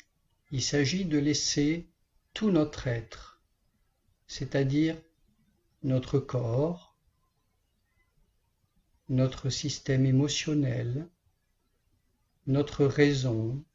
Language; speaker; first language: French; native; French